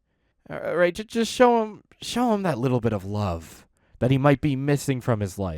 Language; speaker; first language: English; native; English